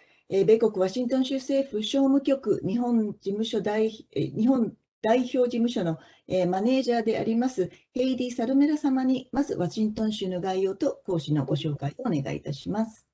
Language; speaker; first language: Japanese; native; Japanese